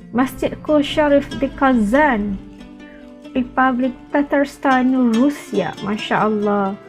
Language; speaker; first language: Malay; native; Malay